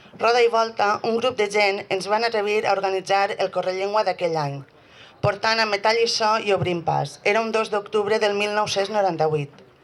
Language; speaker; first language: Catalan; native; Catalan